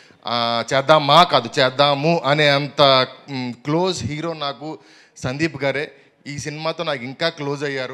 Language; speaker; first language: Telugu; native; Telugu